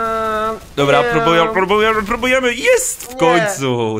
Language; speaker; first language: Polish; native; Polish